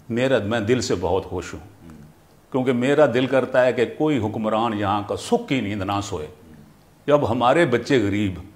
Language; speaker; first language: Urdu; native; Urdu